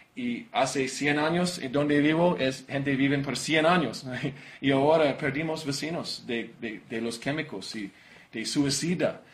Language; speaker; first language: Spanish; non-native, learner; English